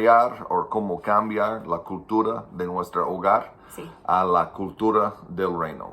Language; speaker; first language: Spanish; non-native, fluent; English